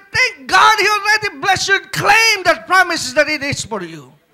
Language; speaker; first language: English; non-native, local second language; Filipino